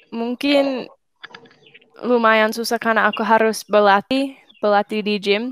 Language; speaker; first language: Indonesian; non-native, fluent; English